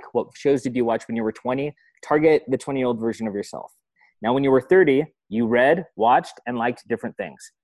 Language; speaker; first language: English; early bilingual, other home language; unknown